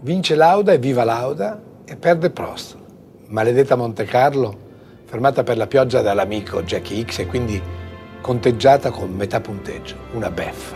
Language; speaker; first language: Italian; native; Italian